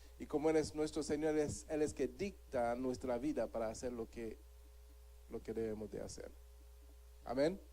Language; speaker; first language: Spanish; non-native, fluent; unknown